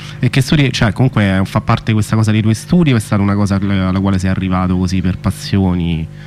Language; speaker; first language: Italian; native; Italian